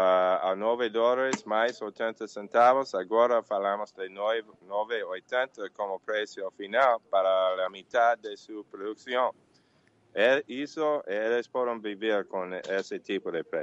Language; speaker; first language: Portuguese; non-native, learner; English